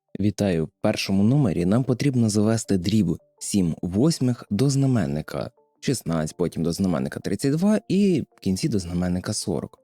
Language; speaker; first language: Ukrainian; native; Ukrainian